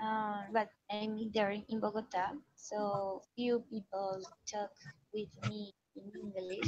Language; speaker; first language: English; non-native, learner; Spanish